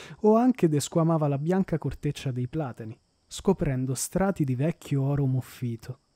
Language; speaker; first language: Italian; native; Italian